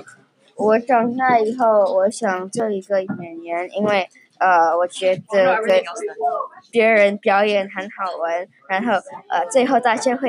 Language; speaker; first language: Chinese; non-native, learner; English